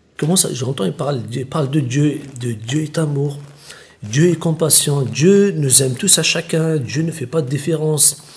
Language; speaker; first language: French; non-native, local second language; Kabyle